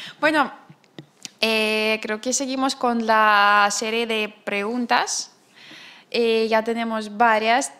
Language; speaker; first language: Spanish; non-native, fluent; Russian